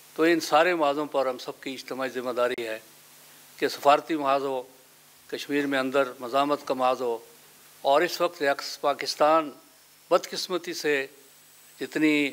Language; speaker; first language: Urdu; non-native, local second language; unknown